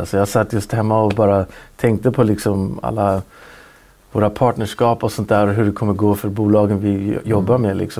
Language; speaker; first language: Swedish; native; Swedish